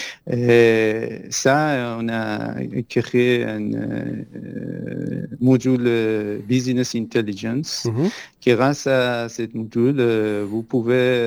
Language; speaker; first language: French; non-native, fluent; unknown